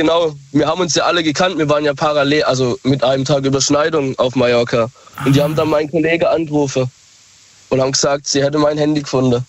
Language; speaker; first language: German; native; German